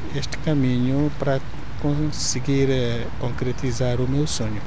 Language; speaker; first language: Portuguese; non-native, fluent; Igbo